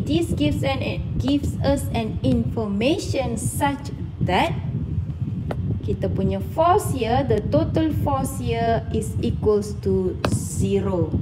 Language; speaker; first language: English; non-native, local second language; Malay